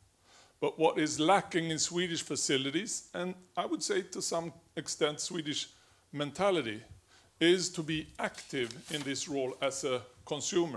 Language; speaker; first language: English; non-native, fluent; Swedish